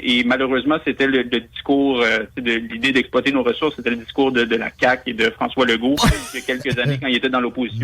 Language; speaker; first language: French; native; French